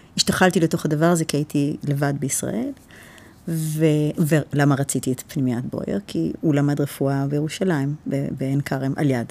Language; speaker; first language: Hebrew; early bilingual, heritage; Hebrew